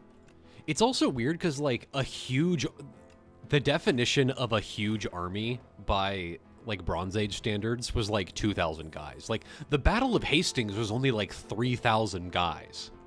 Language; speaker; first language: English; native; English